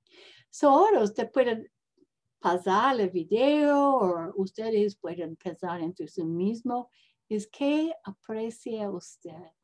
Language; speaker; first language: Spanish; non-native, learner; English